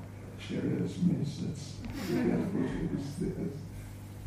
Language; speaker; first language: Russian; non-native, learner; English